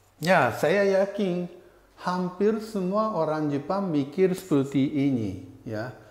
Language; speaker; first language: Indonesian; non-native, fluent; Japanese